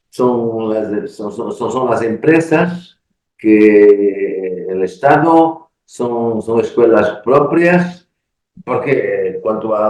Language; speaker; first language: Spanish; non-native, learner; Portuguese